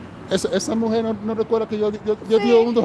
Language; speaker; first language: Spanish; non-native, fluent; English